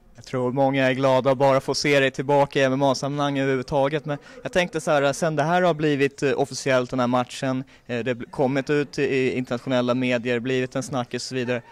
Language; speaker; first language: Swedish; native; Swedish